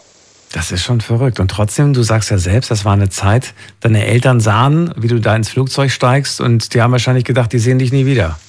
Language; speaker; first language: German; native; German